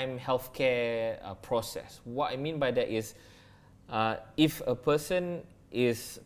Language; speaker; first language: English; non-native, local second language; Malay